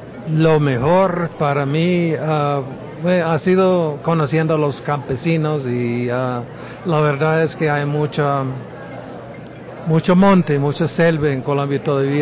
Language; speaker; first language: Spanish; non-native, fluent; English